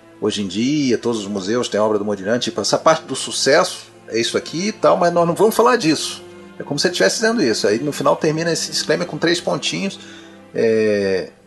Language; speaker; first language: Portuguese; native; Portuguese